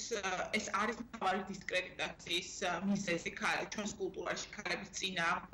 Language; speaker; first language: Georgian; native; Georgian